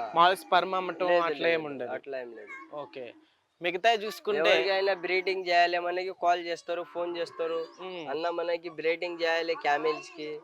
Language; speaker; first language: Telugu; non-native, local second language; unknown